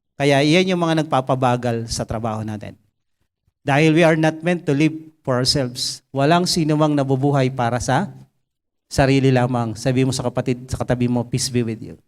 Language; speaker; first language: Filipino; native; Filipino